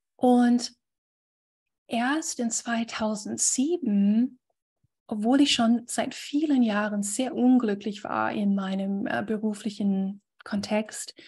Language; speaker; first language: German; non-native, fluent; English